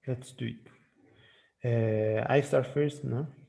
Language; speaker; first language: English; non-native, learner; Spanish